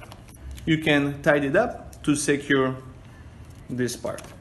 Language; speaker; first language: English; non-native, fluent; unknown